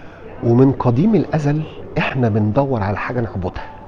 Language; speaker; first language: Arabic; native; Arabic